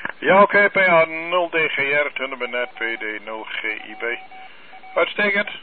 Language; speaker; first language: Dutch; native; Dutch